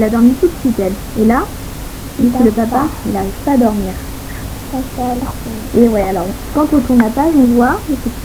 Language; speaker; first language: French; native; French